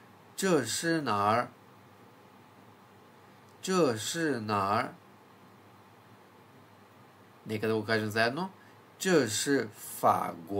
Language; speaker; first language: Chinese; non-native, fluent; Bulgarian